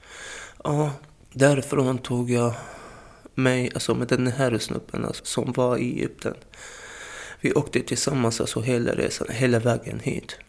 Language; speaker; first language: Swedish; non-native, fluent; Arabic